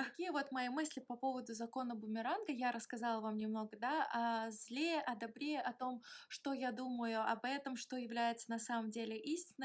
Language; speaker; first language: Russian; native; Russian